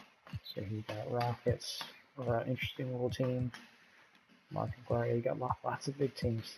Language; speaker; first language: English; native; English